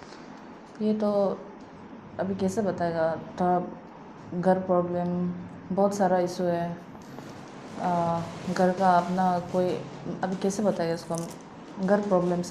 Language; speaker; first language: Hindi; non-native, local second language; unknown